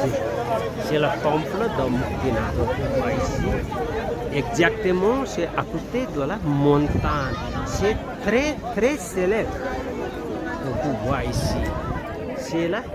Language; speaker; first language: French; non-native, learner; Nepali